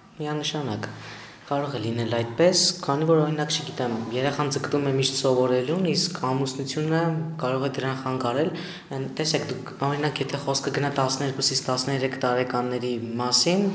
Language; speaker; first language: Armenian; non-native, local second language; Kurdish